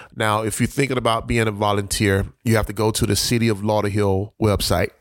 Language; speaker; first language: English; native; English